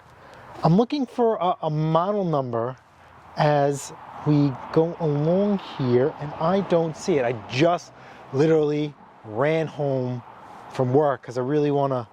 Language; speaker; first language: English; native; English